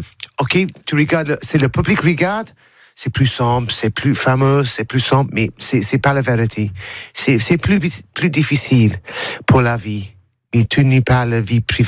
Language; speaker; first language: French; non-native, learner; English